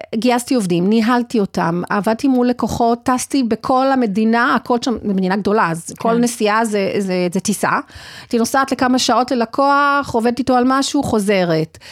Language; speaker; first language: Hebrew; early bilingual, other home language; English